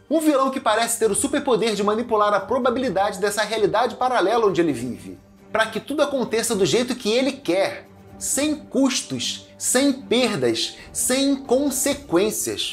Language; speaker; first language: Portuguese; native; Portuguese